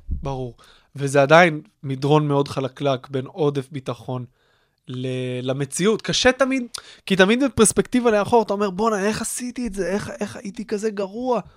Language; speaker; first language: Hebrew; native; Hebrew